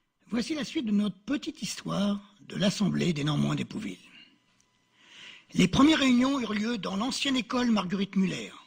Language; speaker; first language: French; native; French